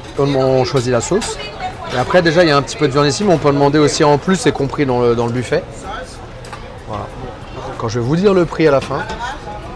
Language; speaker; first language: French; native; French